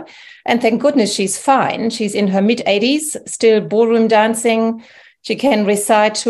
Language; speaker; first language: English; non-native, fluent; German